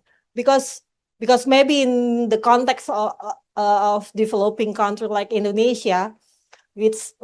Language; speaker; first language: English; non-native, local second language; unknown